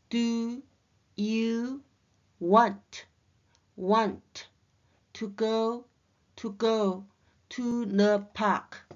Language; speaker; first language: English; non-native, learner; Chinese